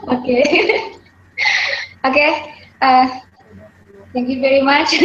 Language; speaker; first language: English; non-native, learner; Indonesian